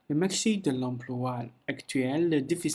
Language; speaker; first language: French; non-native, learner; Chinese